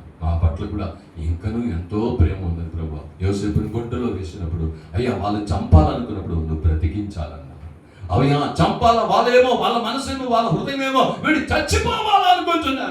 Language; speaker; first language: Telugu; native; Telugu